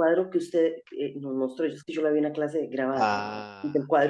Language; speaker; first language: Spanish; native; Spanish